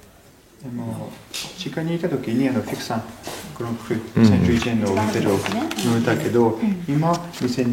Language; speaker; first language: Japanese; non-native, fluent; French